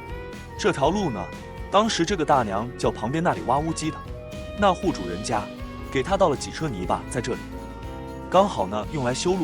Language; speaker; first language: Chinese; native; Chinese